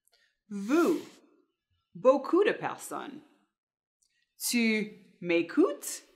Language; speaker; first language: French; non-native, fluent; English